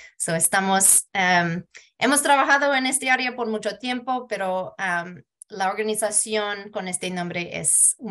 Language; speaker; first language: Spanish; early bilingual, heritage; Spanish